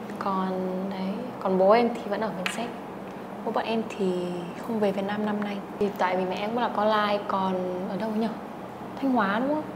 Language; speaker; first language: Vietnamese; early bilingual, heritage; Czech